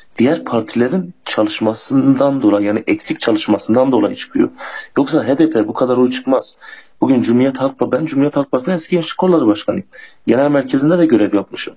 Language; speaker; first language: Turkish; non-native, local second language; Kurdish